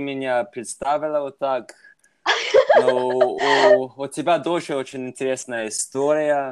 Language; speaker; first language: Russian; non-native, fluent; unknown